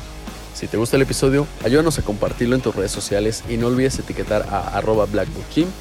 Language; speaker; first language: Spanish; native; Spanish